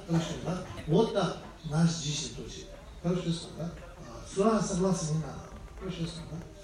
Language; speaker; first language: Russian; non-native, learner; Tibetan